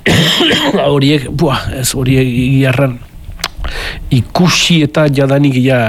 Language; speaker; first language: Basque; native; Basque